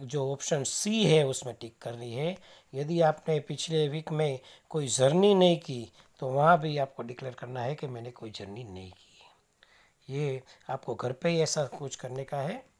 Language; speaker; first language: Hindi; non-native, local second language; Gujarati